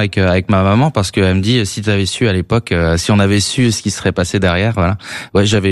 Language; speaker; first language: French; native; French